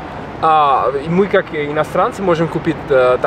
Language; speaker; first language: Russian; non-native, fluent; Spanish